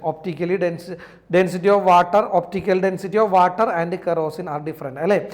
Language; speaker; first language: English; non-native, local second language; Malayalam